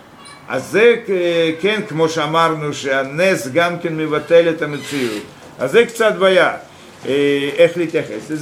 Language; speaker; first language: Hebrew; non-native, fluent; Russian